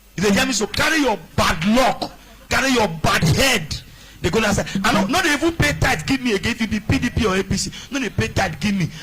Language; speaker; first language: Nigerian Pidgin; non-native, local second language; Igbo